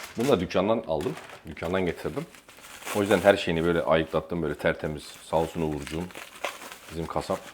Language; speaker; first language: Turkish; native; Turkish